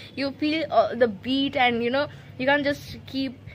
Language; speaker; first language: English; non-native, local second language; Bangla